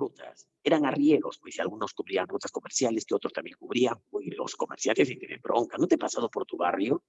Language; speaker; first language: Spanish; native; Spanish